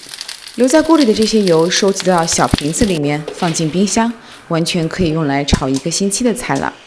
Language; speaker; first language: Chinese; native; Chinese